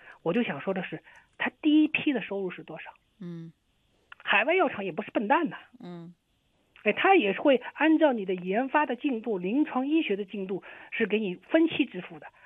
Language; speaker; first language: Chinese; native; Chinese